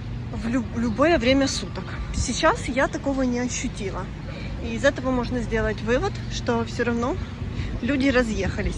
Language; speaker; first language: Russian; native; Russian